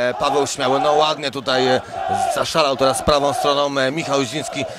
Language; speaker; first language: Polish; native; Polish